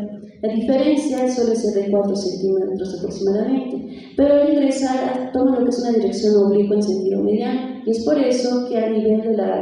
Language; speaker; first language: Spanish; native; Spanish